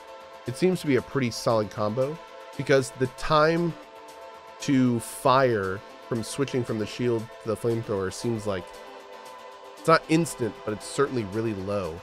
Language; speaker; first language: English; native; English